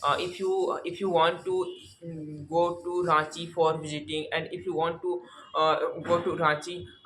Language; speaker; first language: English; non-native, learner; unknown